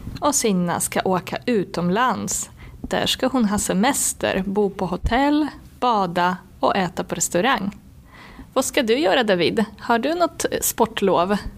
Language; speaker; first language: Swedish; native; Swedish